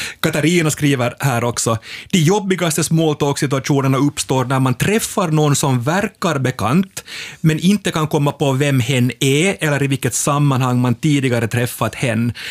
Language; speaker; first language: Swedish; native; Swedish